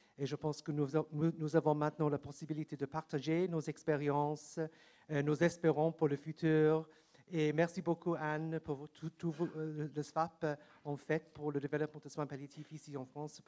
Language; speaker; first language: French; non-native, fluent; English